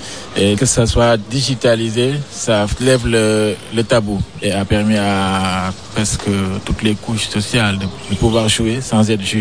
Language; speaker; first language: French; non-native, local second language; Wolof